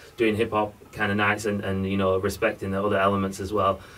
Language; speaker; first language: English; native; English